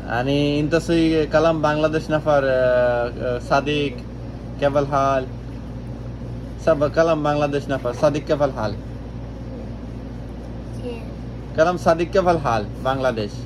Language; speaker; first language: Arabic; non-native, learner; Bangla